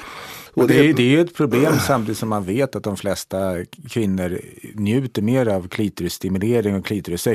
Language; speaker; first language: Swedish; native; Swedish